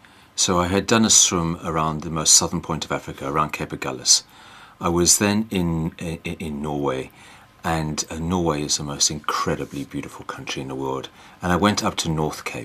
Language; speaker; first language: English; native; English